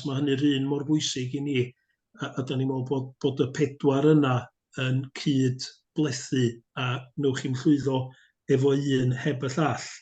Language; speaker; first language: Welsh; native; Welsh